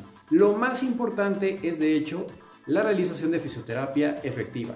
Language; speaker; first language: Spanish; native; Spanish